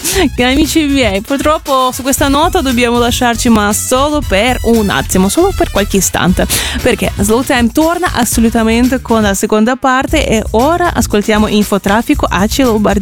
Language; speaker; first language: Italian; native; Italian